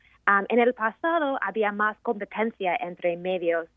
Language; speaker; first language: Spanish; non-native, fluent; English